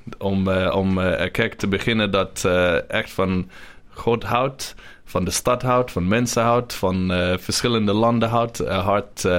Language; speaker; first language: Dutch; non-native, learner; English